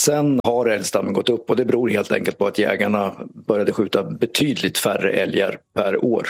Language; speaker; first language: Swedish; native; Swedish